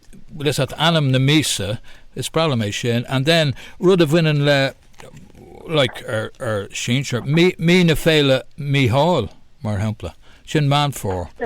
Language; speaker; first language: Irish; non-native, local second language; English